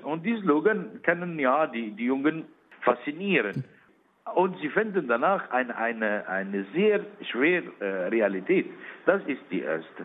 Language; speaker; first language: German; non-native, learner; Arabic